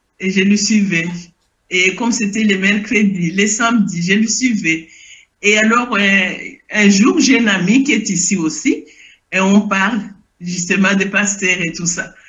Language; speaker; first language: French; non-native, local second language; Lingala